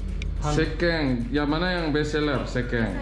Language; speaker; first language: Japanese; non-native, learner; Indonesian